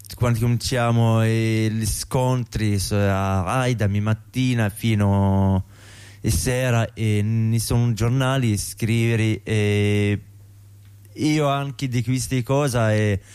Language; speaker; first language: Italian; non-native, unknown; Arabic